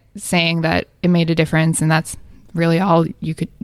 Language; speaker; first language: English; native; English